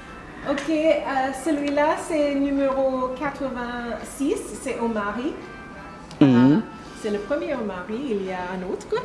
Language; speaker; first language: French; non-native, learner; English